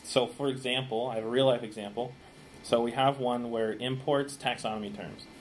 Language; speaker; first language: English; native; English